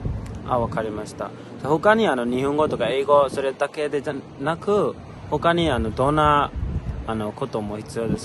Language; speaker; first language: Japanese; non-native, fluent; Burmese